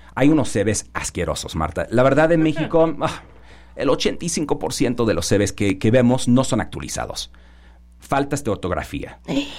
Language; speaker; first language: Spanish; non-native, fluent; English